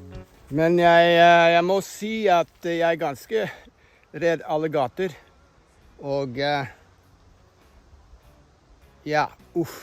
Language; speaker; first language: Norwegian; non-native, fluent; English